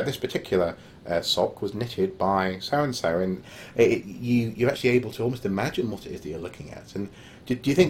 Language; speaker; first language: English; native; English